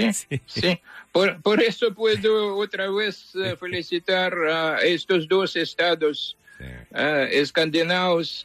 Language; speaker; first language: Spanish; non-native, fluent; Ukrainian